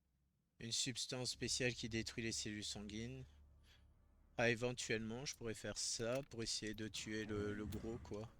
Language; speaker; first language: French; native; French